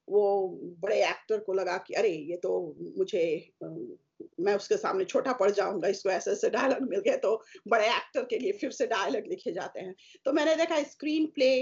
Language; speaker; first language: Hindi; native; Hindi